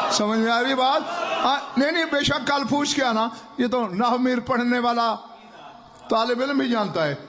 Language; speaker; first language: Urdu; non-native, local second language; Saraiki